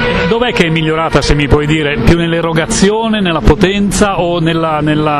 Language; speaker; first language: Italian; native; Italian